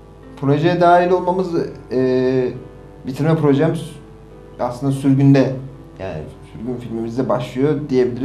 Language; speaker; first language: Turkish; native; Turkish